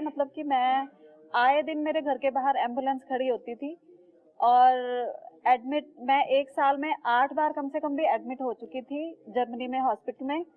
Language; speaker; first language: Hindi; native; Hindi